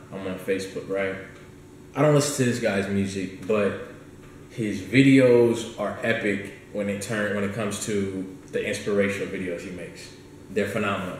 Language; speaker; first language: English; native; English